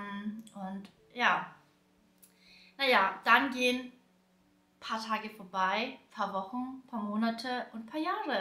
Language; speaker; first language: German; early bilingual, other home language; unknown